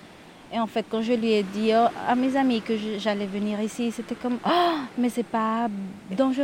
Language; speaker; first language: French; non-native, learner; Spanish